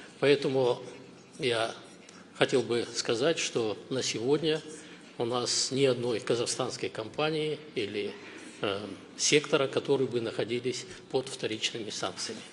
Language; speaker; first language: Russian; non-native, local second language; Kazakh